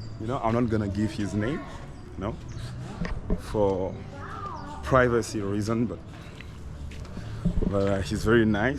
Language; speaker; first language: English; non-native, fluent; French